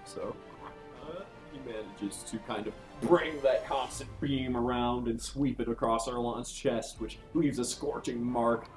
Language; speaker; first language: English; native; English